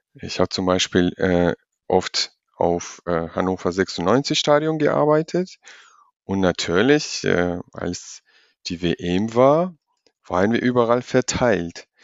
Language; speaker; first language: German; non-native, fluent; Georgian